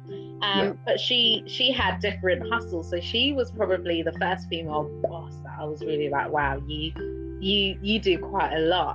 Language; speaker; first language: English; native; English